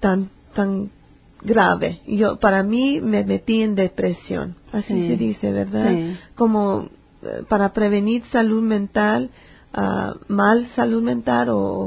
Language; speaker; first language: Spanish; early bilingual, heritage; English